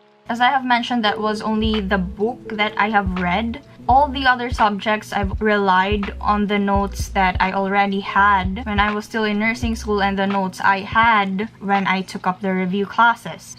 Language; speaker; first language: English; non-native, local second language; Filipino